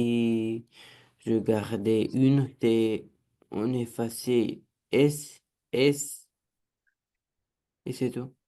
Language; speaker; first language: French; non-native, learner; Romanian